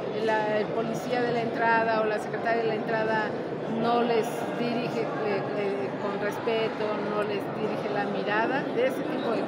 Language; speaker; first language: Spanish; native; Spanish